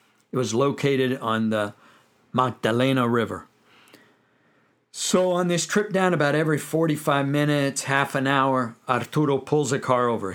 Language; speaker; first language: English; native; English